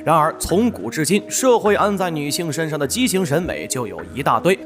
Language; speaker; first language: Chinese; native; Chinese